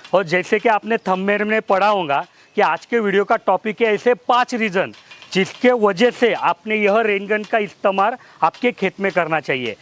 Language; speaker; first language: Hindi; non-native, local second language; Marathi